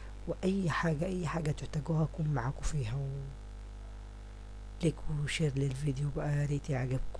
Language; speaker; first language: Arabic; native; Arabic